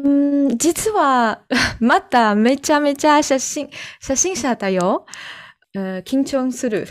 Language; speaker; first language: Japanese; non-native, learner; Chinese